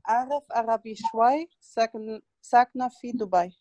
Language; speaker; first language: Arabic; non-native, learner; Spanish